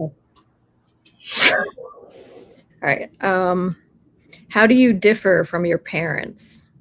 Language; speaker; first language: English; native; English